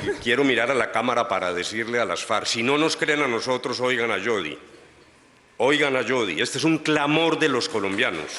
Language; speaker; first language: Spanish; native; Spanish